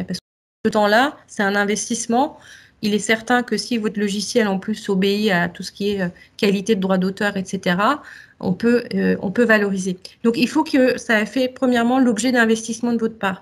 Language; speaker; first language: French; native; French